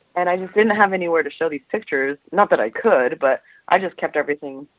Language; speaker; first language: English; early bilingual, other home language; Polish